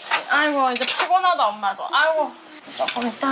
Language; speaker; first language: Korean; native; Korean